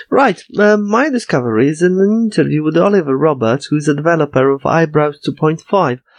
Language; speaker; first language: English; non-native, fluent; Polish